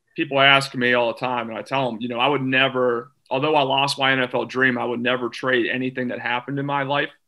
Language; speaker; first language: English; native; English